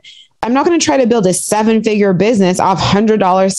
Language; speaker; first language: English; native; English